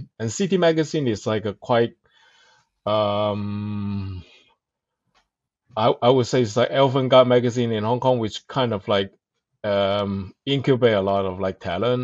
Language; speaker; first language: English; non-native, local second language; Cantonese